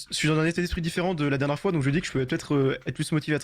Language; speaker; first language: French; native; French